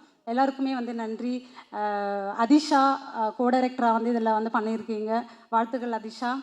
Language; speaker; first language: Tamil; native; Tamil